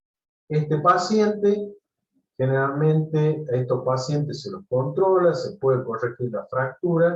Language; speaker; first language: Spanish; native; Spanish